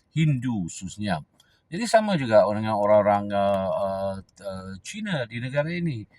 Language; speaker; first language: Malay; non-native, local second language; Tamil